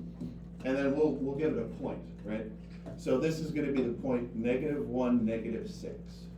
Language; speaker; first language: English; native; English